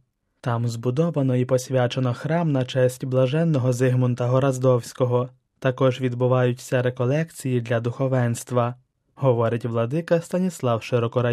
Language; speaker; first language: Ukrainian; native; Ukrainian